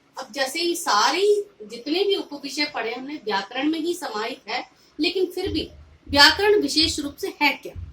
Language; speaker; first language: Hindi; native; Hindi